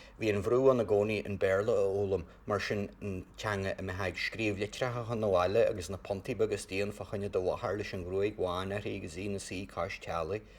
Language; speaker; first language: Irish; native; Irish